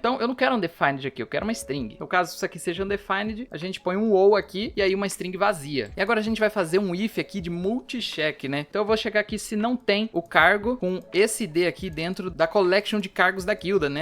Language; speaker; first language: Portuguese; native; Portuguese